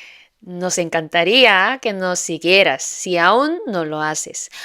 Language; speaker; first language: Spanish; non-native, fluent; Korean